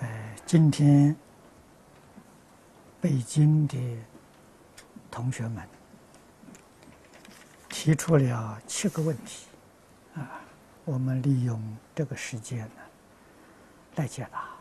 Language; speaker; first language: Chinese; native; Chinese